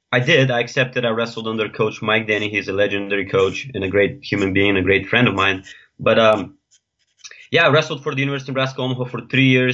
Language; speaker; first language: English; non-native, fluent; Bulgarian